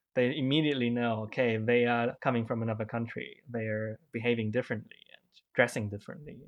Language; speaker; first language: English; non-native, fluent; German